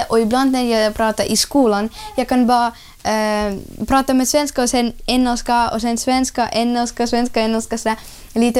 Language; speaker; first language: Swedish; non-native, learner; Ukrainian